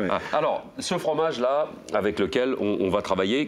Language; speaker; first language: French; native; French